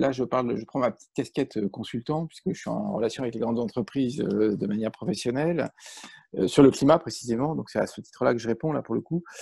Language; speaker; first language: French; native; French